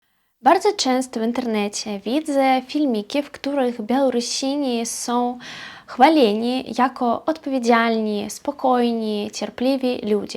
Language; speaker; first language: Polish; non-native, fluent; Belarusian